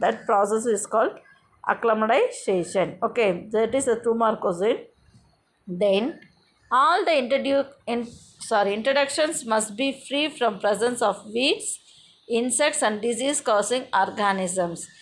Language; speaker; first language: English; non-native, local second language; Tamil